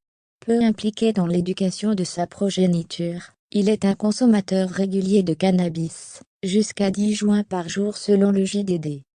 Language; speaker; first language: French; native; French